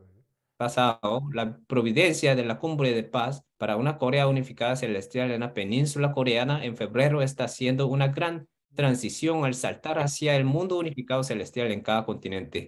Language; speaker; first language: Spanish; non-native, fluent; Korean